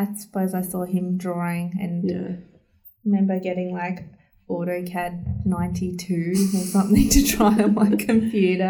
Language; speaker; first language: English; native; English